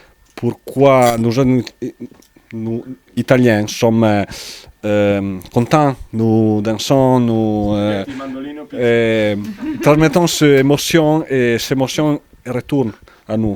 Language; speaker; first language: French; non-native, learner; Italian